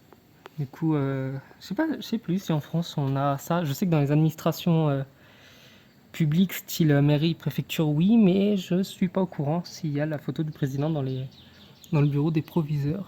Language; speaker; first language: French; native; French